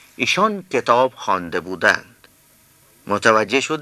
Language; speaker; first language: Persian; non-native, fluent; Urdu